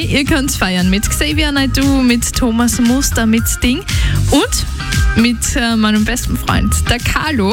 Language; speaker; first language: German; native; German